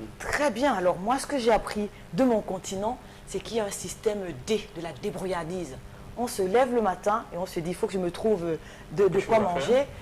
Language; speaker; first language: French; native; French